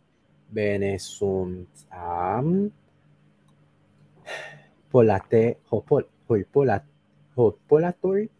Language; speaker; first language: Greek; non-native, learner; English